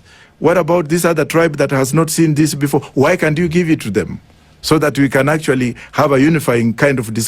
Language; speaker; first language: English; non-native, local second language; Luyia